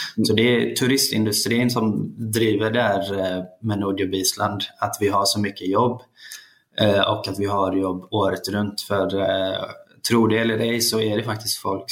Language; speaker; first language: Swedish; early bilingual, other home language; Icelandic